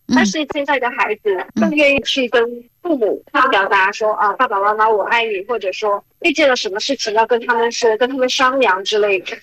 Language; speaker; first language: Chinese; non-native, fluent; Khmer